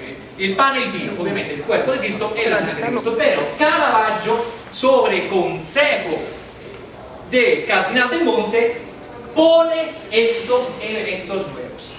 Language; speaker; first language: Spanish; non-native, fluent; Italian